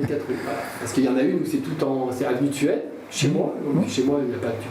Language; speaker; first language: French; native; French